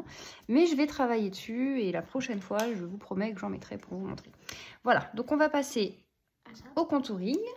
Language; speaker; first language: French; native; French